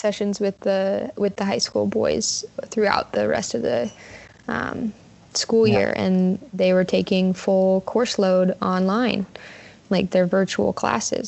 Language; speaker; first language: English; native; English